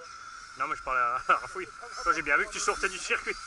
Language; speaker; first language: French; native; French